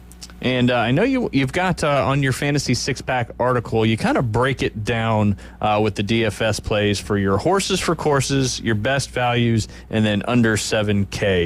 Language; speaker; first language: English; native; English